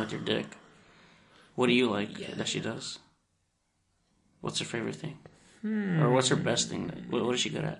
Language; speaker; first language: English; early bilingual, other home language; Spanish